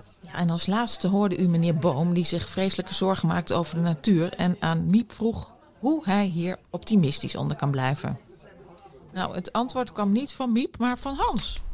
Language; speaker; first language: Dutch; native; Dutch